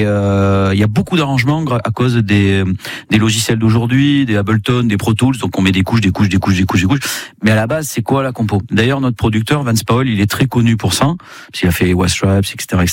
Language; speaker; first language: French; native; French